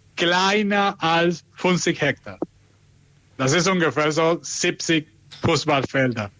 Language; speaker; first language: German; non-native, learner; Spanish